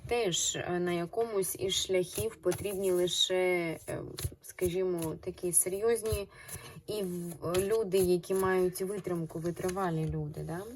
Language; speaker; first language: Ukrainian; non-native, local second language; Russian